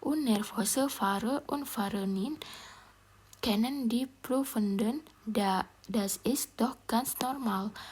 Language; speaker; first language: German; non-native, learner; Indonesian